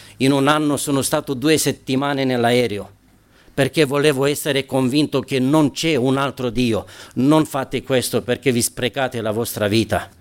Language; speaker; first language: Italian; non-native, fluent; Romanian